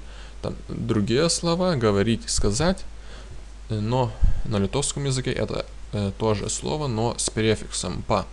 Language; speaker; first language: Russian; non-native, fluent; Lithuanian